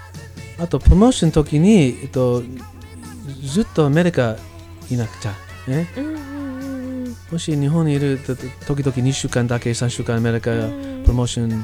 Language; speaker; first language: Japanese; non-native, learner; English